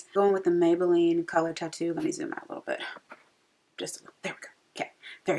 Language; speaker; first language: English; native; English